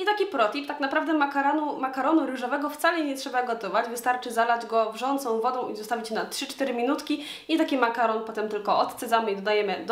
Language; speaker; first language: Polish; native; Polish